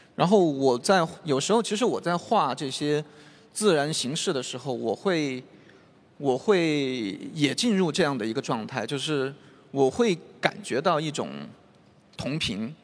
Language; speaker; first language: Chinese; native; Chinese